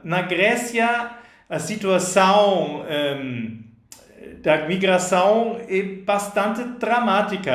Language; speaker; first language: Portuguese; non-native, fluent; German